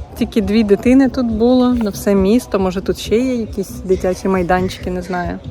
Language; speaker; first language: Ukrainian; native; Ukrainian